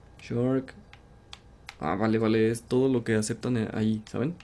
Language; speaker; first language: Spanish; native; Spanish